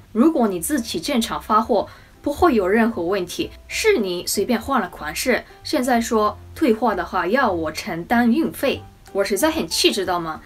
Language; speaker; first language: Chinese; non-native, fluent; Japanese